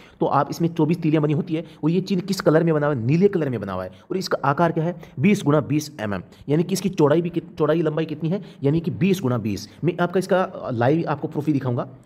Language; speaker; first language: Hindi; native; Hindi